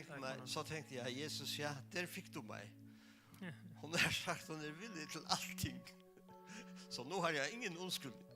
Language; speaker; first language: Danish; non-native, local second language; Faroese